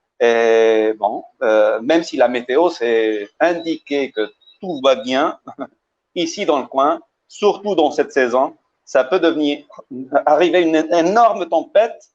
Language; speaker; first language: French; early bilingual, heritage; Spanish